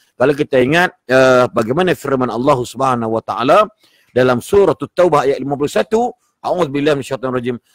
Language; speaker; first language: Malay; native; Malay